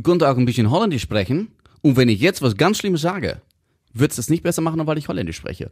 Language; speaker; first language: German; native; German